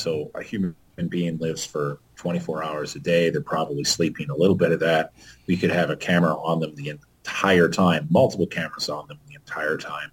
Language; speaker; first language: English; native; English